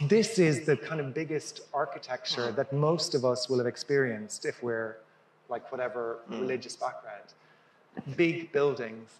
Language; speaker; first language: English; native; English